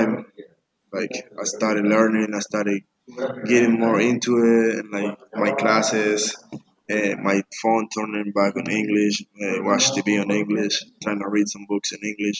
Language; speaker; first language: English; non-native, fluent; Spanish